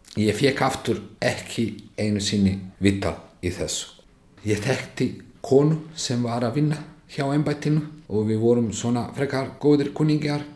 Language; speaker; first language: Icelandic; non-native, fluent; Bosnian